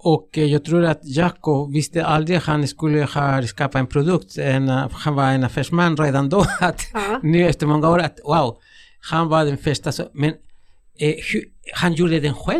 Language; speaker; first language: Swedish; non-native, fluent; Spanish